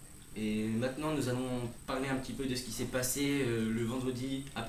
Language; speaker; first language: French; native; French